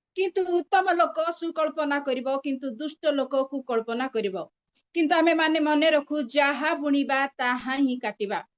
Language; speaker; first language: Odia; native; Odia